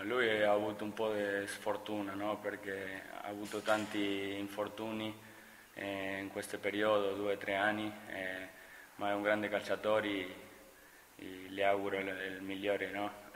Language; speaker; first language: Italian; non-native, fluent; Spanish